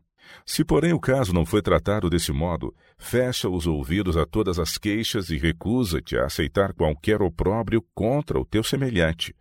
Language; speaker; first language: Portuguese; native; Portuguese